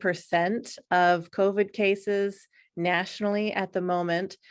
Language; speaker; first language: English; native; English